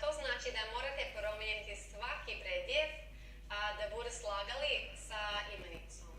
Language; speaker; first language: Croatian; non-native, learner; English